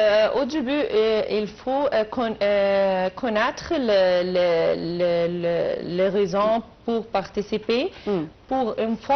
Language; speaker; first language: French; non-native, learner; Arabic